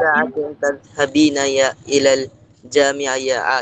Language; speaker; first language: Arabic; non-native, learner; Filipino